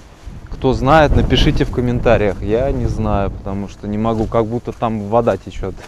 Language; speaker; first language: Russian; native; Russian